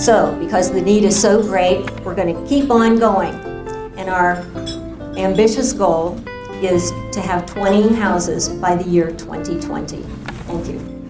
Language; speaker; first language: English; native; English